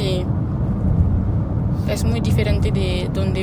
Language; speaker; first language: Spanish; non-native, learner; French